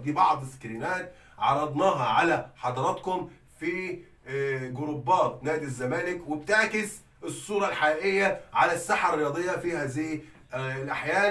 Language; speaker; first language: Arabic; native; Arabic